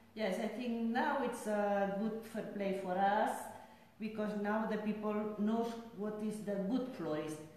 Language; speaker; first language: English; non-native, learner; Spanish